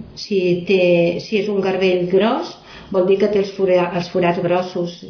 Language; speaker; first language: Catalan; native; Catalan